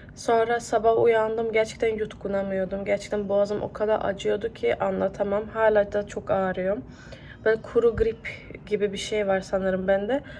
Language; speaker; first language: Turkish; early bilingual, heritage; Turkish